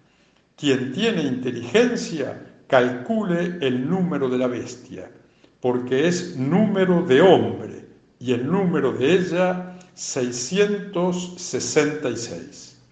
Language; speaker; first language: Spanish; native; Spanish